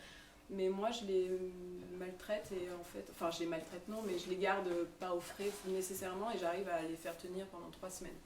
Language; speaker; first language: French; native; French